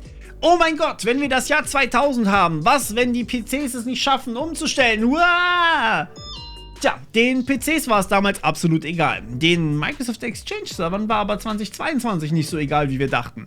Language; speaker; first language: German; native; German